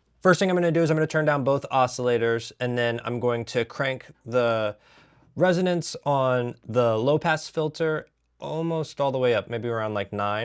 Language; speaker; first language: English; native; English